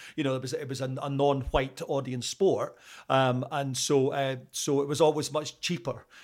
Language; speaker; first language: English; native; English